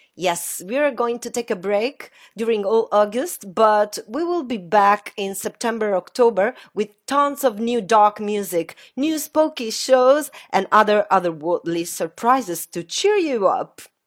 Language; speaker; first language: English; non-native, fluent; Italian